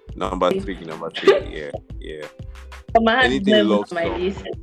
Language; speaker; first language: English; non-native, local second language; Yoruba